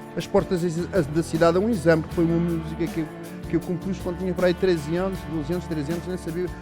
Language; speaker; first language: Portuguese; early bilingual, other home language; Kabuverdianu